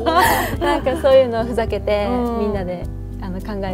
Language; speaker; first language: Japanese; native; Japanese